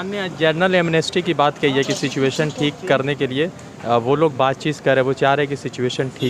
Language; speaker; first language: Hindi; native; Hindi